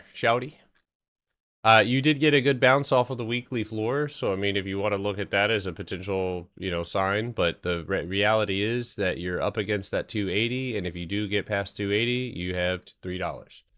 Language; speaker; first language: English; native; English